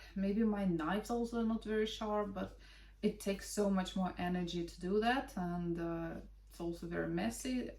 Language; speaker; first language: English; non-native, fluent; Russian